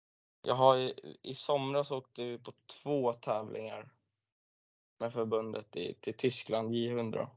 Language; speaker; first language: Swedish; native; Swedish